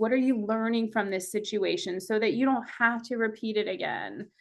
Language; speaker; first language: English; native; English